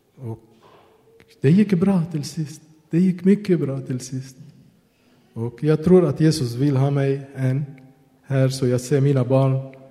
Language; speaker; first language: Swedish; non-native, fluent; Arabic